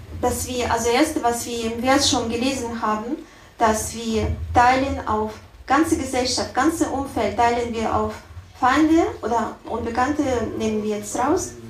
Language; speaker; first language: German; non-native, learner; Russian